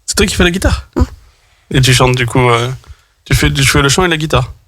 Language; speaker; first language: French; native; French